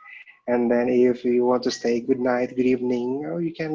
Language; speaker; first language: English; non-native, local second language; Indonesian